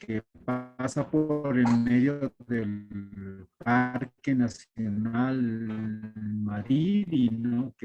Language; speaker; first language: Spanish; native; Spanish